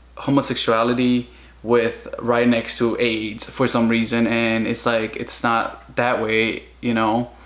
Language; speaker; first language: English; early bilingual, other home language; Spanish